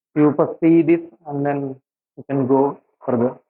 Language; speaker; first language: English; non-native, local second language; Tamil